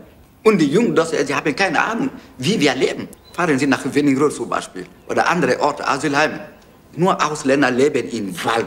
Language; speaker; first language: German; non-native, learner; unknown